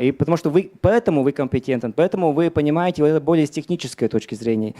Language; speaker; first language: Russian; non-native, learner; Latvian